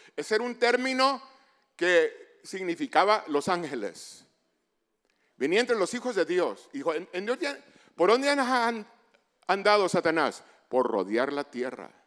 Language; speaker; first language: Spanish; early bilingual, heritage; Spanish